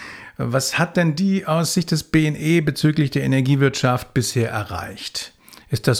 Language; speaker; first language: German; native; German